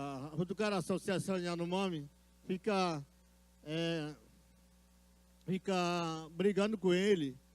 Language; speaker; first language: Portuguese; non-native, local second language; Yanomámi